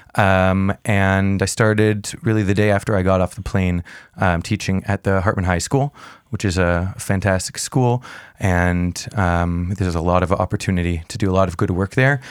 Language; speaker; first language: English; native; English